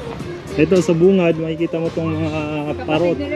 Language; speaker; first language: Filipino; native; Filipino